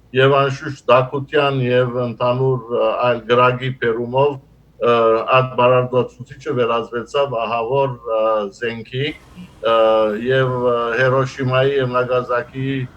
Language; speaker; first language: Armenian; early bilingual, heritage; Armenian